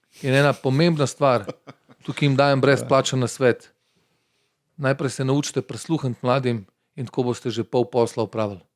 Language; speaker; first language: Slovenian; early bilingual, other home language; Bosnian